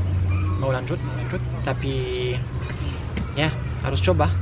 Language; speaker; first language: Indonesian; non-native, fluent; French